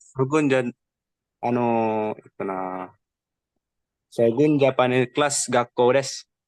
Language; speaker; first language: Japanese; non-native, learner; Indonesian